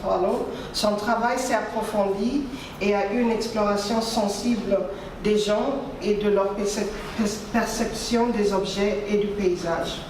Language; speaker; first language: French; non-native, fluent; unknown